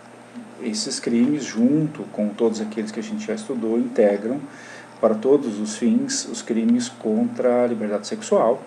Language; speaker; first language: Portuguese; native; Portuguese